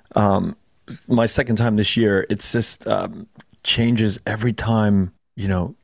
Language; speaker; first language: English; native; English